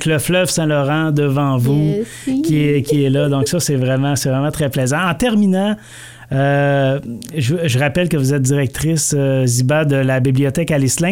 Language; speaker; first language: French; native; French